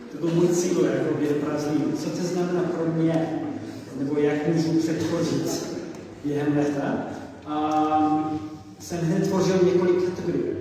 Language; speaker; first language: Czech; non-native, learner; English